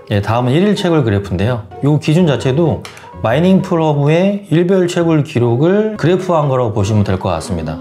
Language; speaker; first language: Korean; native; Korean